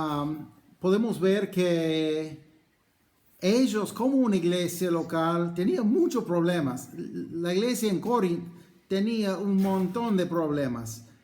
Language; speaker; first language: Spanish; non-native, fluent; English